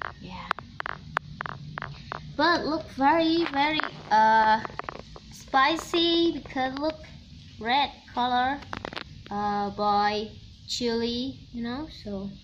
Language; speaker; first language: English; non-native, learner; Vietnamese